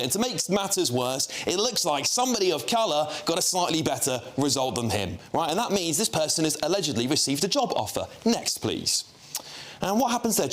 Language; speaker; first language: English; native; English